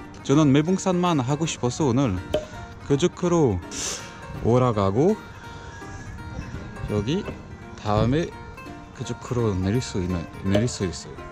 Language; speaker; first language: Korean; non-native, learner; French